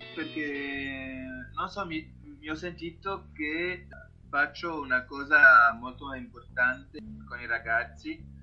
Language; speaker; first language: Italian; non-native, learner; Arabic